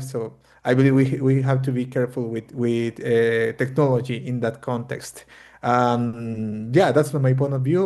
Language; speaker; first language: English; non-native, fluent; Spanish